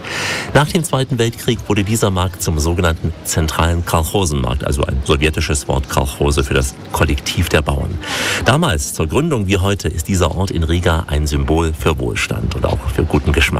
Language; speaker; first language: German; native; German